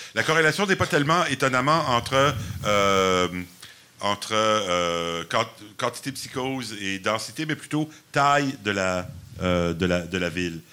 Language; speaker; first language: French; non-native, local second language; English